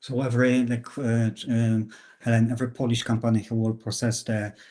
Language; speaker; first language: English; non-native, fluent; Chinese